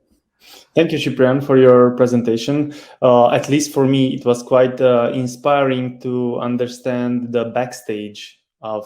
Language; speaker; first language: English; non-native, fluent; Romanian